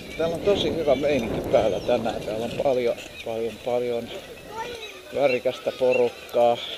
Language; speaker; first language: Finnish; native; Finnish